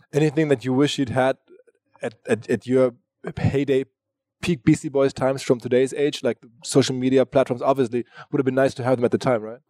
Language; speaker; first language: English; non-native, fluent; German